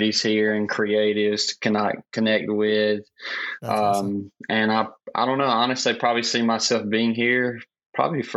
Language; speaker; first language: English; native; English